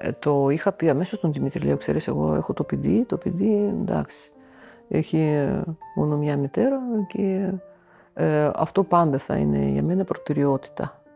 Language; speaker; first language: Greek; non-native, fluent; Russian